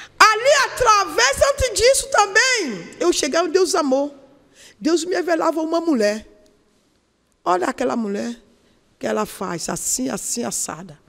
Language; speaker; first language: Portuguese; non-native, learner; Yoruba